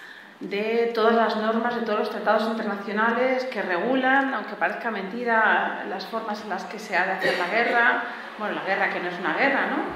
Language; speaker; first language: Spanish; native; Spanish